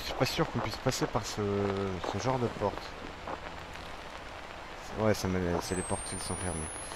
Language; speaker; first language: French; native; French